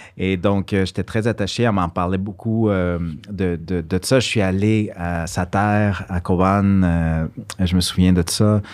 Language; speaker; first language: French; early bilingual, other home language; Spanish